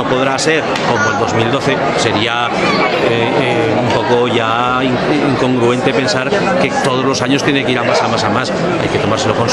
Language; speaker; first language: Spanish; native; Spanish